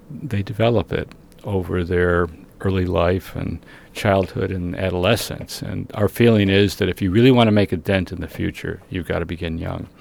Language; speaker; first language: English; native; English